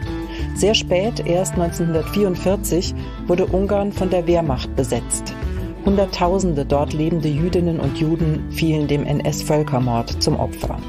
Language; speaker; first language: German; native; German